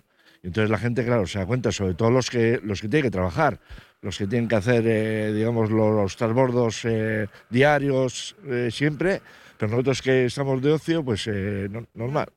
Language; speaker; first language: Spanish; native; Spanish